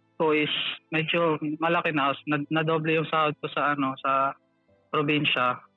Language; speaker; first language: Filipino; native; Filipino